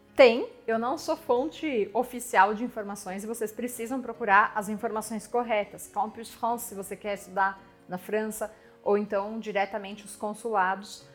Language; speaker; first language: Portuguese; non-native, fluent; French